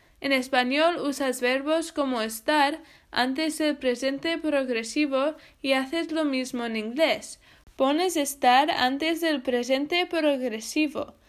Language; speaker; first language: Spanish; non-native, fluent; English